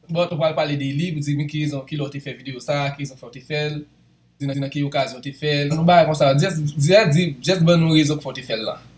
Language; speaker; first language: French; non-native, local second language; Haitian Creole